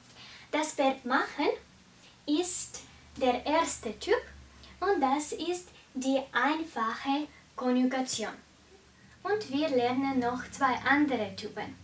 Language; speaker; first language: German; non-native, fluent; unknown